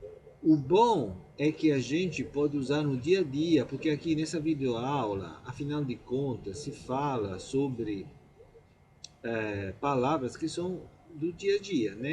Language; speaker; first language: Portuguese; non-native, fluent; Italian